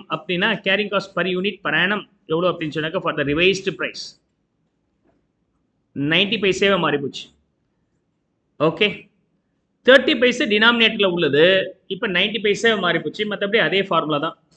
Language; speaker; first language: Tamil; native; Tamil